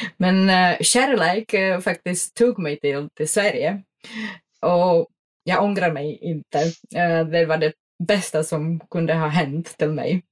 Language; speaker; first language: Swedish; non-native, fluent; Czech